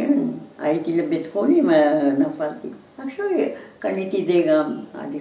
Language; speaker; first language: Hebrew; non-native, learner; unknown